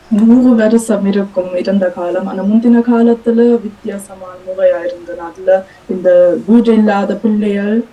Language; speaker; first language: Tamil; early bilingual, heritage; Tamil